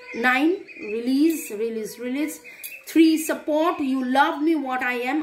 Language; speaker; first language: English; non-native, local second language; Bangla